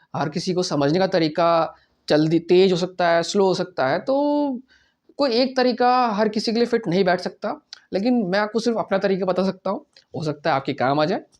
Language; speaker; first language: Hindi; native; Hindi